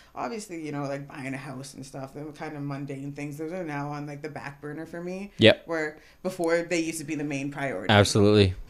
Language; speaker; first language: English; native; English